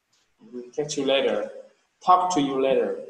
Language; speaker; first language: English; non-native, learner; Vietnamese